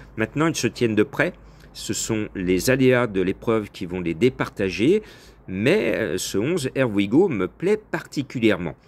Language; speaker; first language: French; native; French